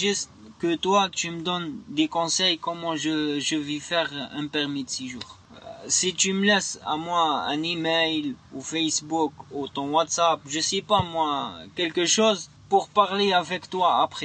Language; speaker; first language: French; non-native, learner; Arabic